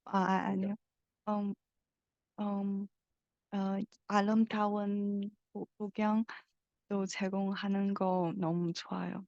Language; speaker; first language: Korean; non-native, learner; Chinese